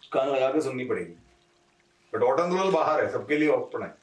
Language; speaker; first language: Hindi; non-native, local second language; Malayalam